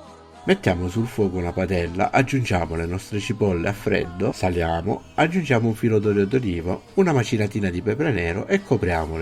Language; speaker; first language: Italian; native; Italian